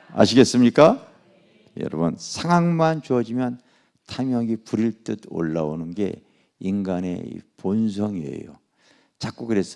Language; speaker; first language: Korean; native; Korean